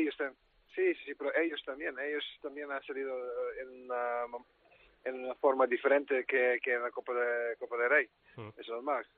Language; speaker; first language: Spanish; non-native, fluent; Dutch